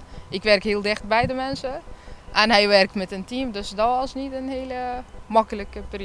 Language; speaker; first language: Dutch; non-native, fluent; Arabic